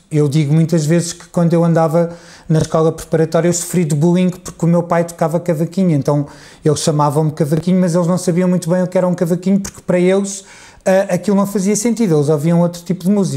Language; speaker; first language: Portuguese; native; Portuguese